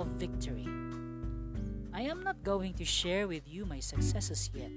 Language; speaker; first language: English; non-native, local second language; Cebuano